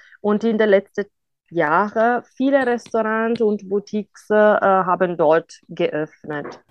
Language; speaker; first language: German; non-native, fluent; Italian